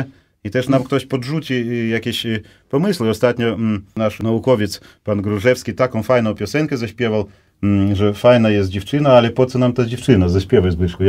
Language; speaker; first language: Polish; native; Polish